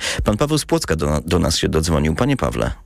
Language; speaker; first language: Polish; native; Polish